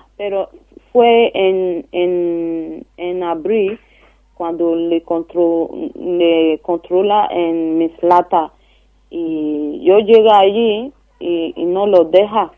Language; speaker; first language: Spanish; non-native, learner; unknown